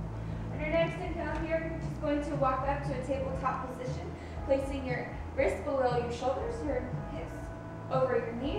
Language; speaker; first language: English; native; English